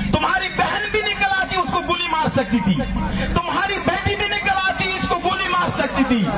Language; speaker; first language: Urdu; non-native, local second language; Pashto